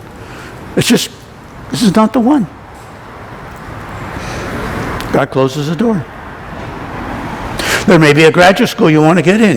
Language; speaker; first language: English; native; English